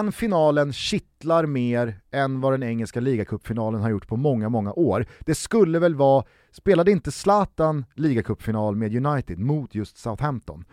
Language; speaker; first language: Swedish; native; Swedish